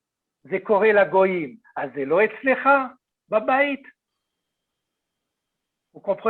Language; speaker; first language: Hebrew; non-native, fluent; French